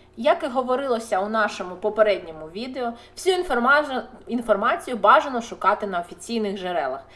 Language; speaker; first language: Ukrainian; non-native, local second language; Russian